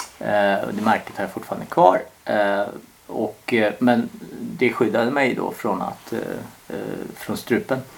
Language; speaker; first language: Swedish; early bilingual, other home language; Korean